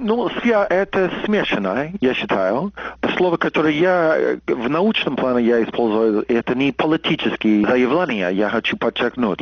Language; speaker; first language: Russian; non-native, fluent; English